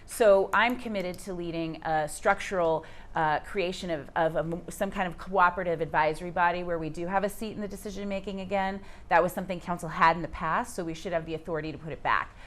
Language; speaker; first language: English; native; English